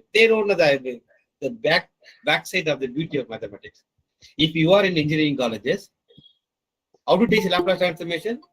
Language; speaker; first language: English; non-native, local second language; Tamil